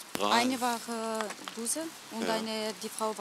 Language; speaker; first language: German; non-native, learner; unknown